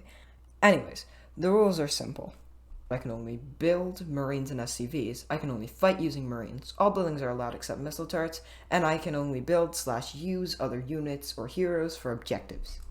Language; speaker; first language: English; native; English